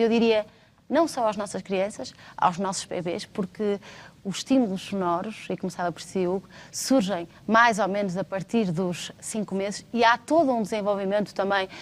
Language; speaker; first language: Portuguese; native; Portuguese